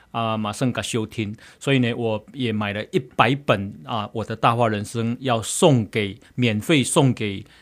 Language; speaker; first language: Chinese; native; Chinese